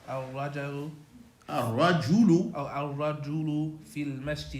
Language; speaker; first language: Arabic; non-native, learner; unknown